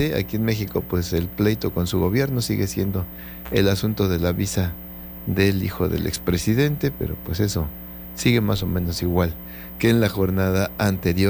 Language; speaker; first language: Spanish; native; Spanish